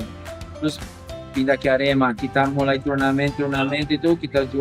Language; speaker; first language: Indonesian; non-native, fluent; Portuguese